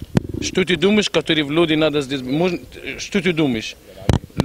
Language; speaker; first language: Russian; non-native, learner; Arabic